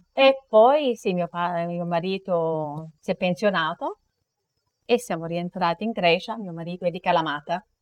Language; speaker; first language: Italian; native; Italian